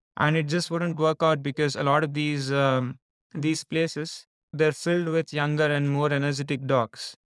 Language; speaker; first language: English; non-native, local second language; Telugu